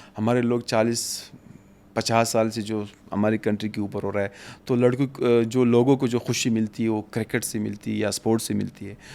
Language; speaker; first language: Urdu; non-native, fluent; Pashto